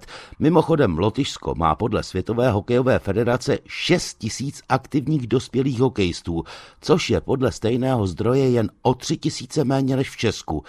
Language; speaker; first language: Czech; native; Czech